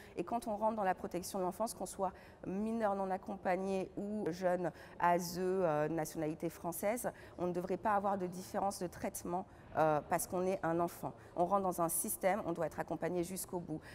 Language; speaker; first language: French; native; French